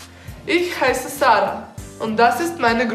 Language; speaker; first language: German; non-native, learner; Macedonian